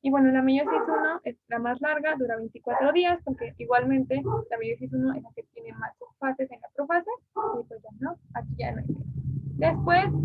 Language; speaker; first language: Spanish; native; Spanish